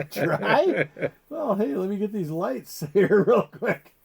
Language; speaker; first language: English; native; English